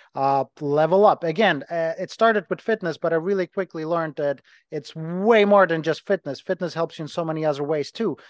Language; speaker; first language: English; non-native, fluent; Ukrainian